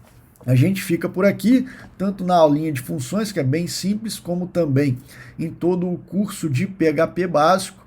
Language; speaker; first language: Portuguese; native; Portuguese